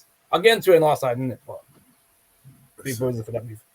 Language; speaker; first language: English; native; English